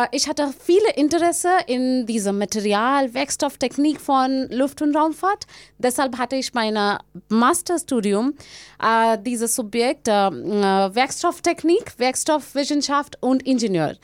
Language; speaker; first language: German; non-native, learner; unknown